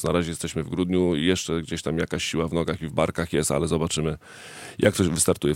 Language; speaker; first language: Polish; native; Polish